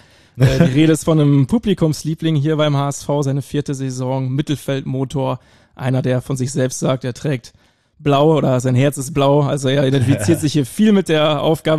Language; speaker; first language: German; native; German